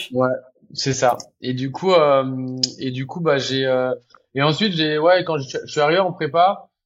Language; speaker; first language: French; native; French